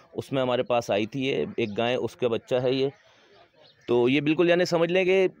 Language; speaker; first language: Urdu; native; Urdu